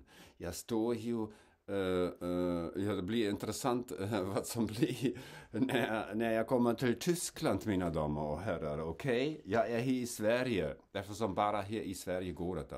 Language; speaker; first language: Swedish; non-native, fluent; German